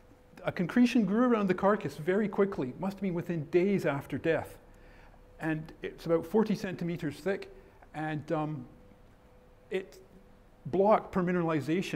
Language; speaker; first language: English; native; English